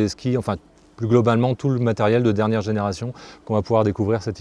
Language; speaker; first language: French; native; French